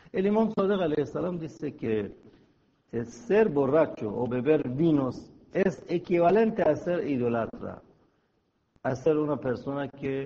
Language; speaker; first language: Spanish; non-native, fluent; Persian